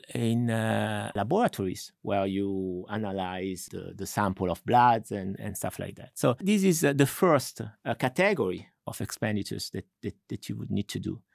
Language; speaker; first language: English; non-native, fluent; Italian